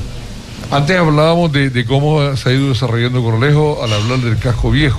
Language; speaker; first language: Spanish; native; Spanish